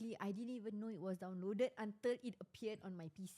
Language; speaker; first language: English; native; English